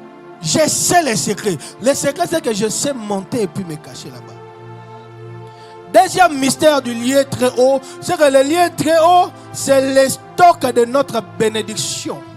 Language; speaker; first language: French; non-native, local second language; Lingala